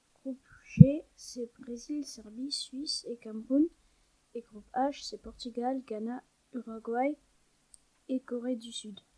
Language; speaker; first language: French; non-native, learner; German